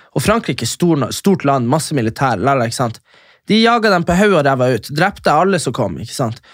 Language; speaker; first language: Norwegian; native; Norwegian